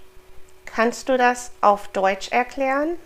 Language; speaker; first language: German; non-native, fluent; English